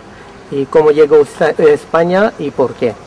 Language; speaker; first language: Spanish; non-native, fluent; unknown